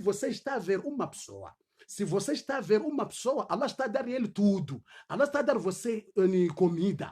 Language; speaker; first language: Portuguese; non-native, learner; Swahili